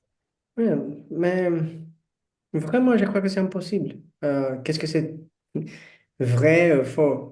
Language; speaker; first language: French; non-native, learner; Portuguese